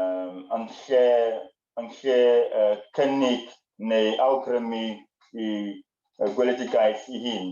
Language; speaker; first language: Welsh; non-native, learner; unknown